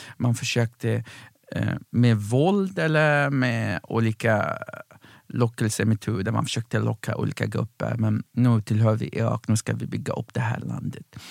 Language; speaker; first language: Swedish; non-native, fluent; Arabic